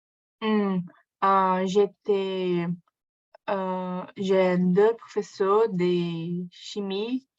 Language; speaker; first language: French; non-native, learner; Portuguese